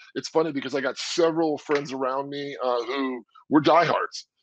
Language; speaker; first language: English; native; English